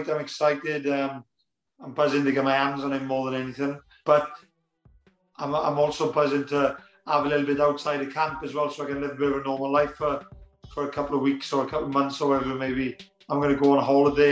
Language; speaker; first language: English; native; English